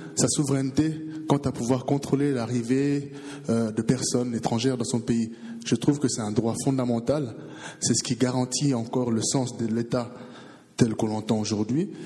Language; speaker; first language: French; early bilingual, other home language; Portuguese